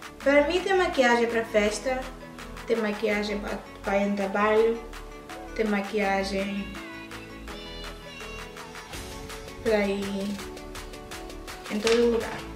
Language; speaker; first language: Portuguese; early bilingual, heritage; English